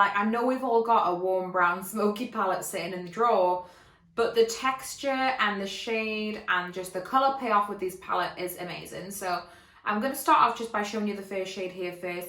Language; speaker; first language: English; native; English